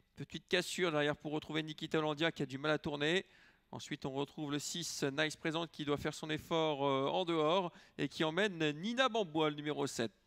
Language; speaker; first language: French; native; French